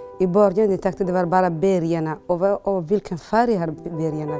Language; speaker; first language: Swedish; non-native, learner; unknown